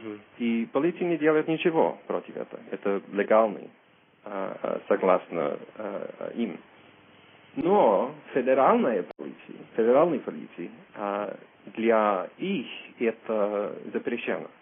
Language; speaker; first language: Russian; non-native, learner; English